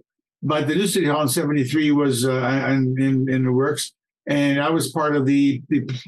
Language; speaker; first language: English; native; English